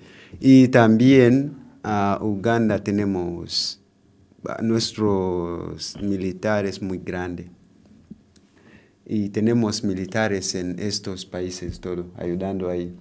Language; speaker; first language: Spanish; non-native, learner; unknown